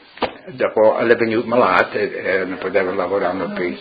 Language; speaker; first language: Italian; early bilingual, heritage; Friulian